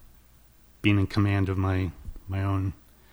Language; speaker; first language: English; native; English